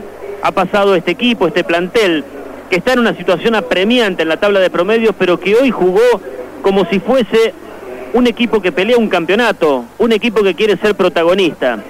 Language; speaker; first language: Spanish; native; Spanish